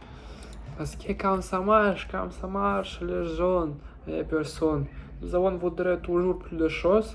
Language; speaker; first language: French; non-native, learner; Russian